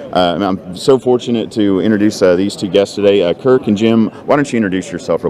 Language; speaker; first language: English; native; English